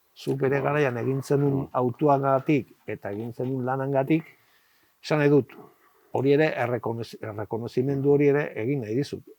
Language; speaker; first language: Basque; native; Basque